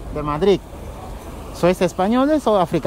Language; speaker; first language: Spanish; non-native, fluent; Wolof